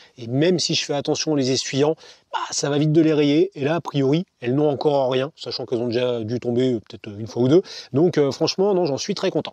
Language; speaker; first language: French; native; French